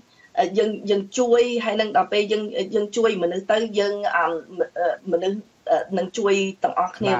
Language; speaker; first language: Khmer; early bilingual, heritage; Khmer